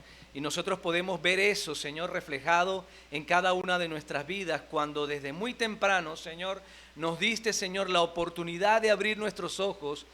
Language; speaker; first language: Spanish; native; Spanish